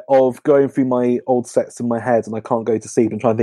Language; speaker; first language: English; native; English